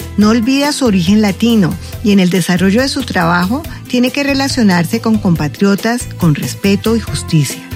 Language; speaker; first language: Spanish; native; Spanish